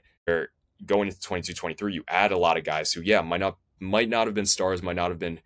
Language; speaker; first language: English; native; English